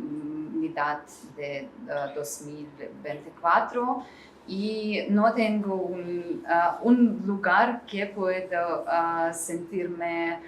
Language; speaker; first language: Spanish; non-native, learner; Russian